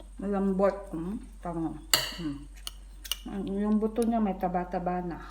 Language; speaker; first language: Filipino; non-native, local second language; Cebuano